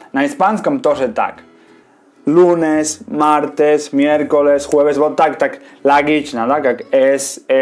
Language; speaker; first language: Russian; non-native, learner; Spanish